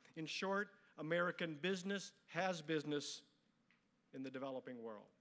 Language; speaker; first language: English; native; English